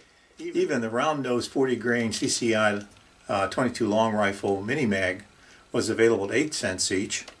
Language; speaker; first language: English; native; English